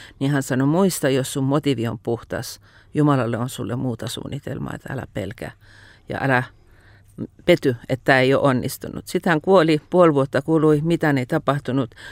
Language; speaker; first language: Finnish; non-native, fluent; Persian